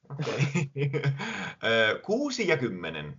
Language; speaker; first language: Finnish; non-native, learner; Italian